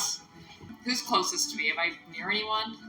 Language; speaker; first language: English; native; English